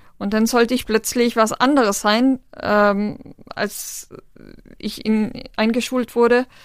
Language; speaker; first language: German; non-native, local second language; Romany